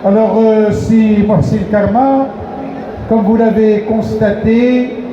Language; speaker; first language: French; non-native, local second language; Arabic